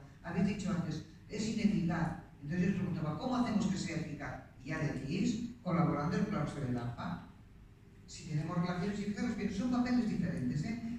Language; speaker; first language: Spanish; native; Spanish